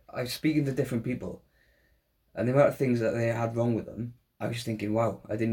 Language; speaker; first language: English; native; English